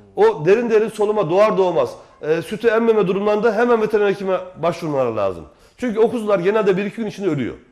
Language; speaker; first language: Turkish; native; Turkish